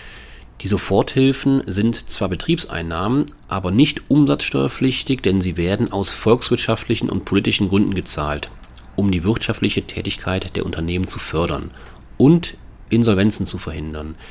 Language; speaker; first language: German; native; German